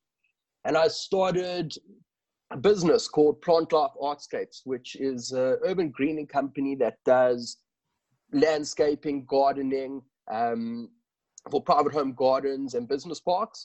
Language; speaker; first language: English; native; English